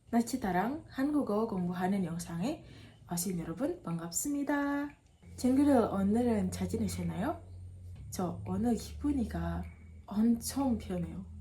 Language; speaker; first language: Korean; non-native, learner; Indonesian